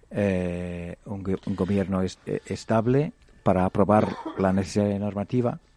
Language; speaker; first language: Spanish; non-native, fluent; English